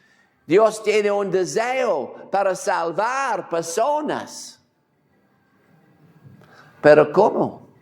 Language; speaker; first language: Spanish; non-native, fluent; English